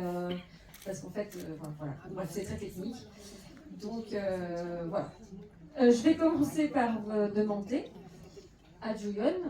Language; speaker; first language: French; native; French